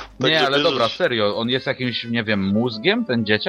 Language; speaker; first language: Polish; native; Polish